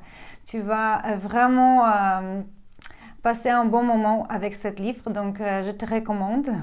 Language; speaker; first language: French; non-native, fluent; Polish